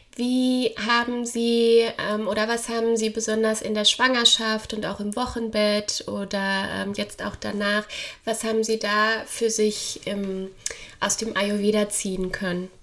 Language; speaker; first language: German; native; German